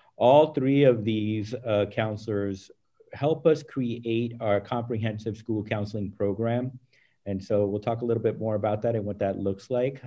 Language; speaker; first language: English; early bilingual, other home language; Spanish